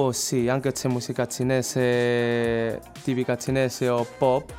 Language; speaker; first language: Italian; non-native, learner; Chinese